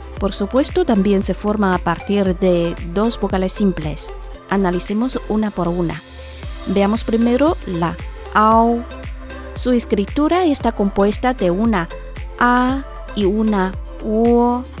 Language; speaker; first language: Spanish; non-native, fluent; Chinese